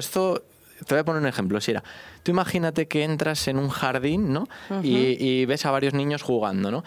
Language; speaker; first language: Spanish; native; Spanish